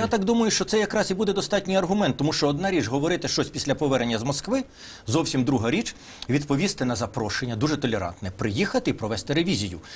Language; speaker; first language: Ukrainian; native; Ukrainian